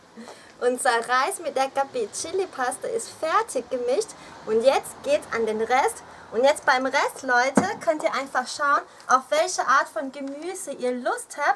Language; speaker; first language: German; early bilingual, other home language; Thai